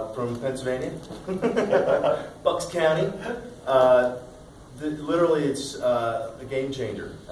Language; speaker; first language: English; native; English